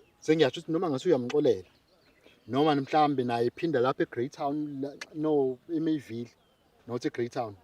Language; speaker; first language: Zulu; native; Zulu